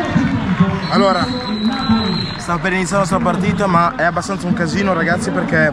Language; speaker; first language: Italian; early bilingual, other home language; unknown